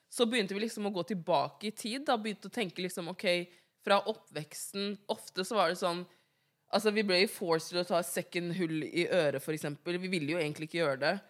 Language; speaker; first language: Norwegian; early bilingual, other home language; Wolof